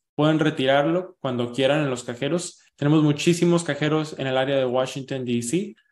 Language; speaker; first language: Spanish; early bilingual, heritage; Spanish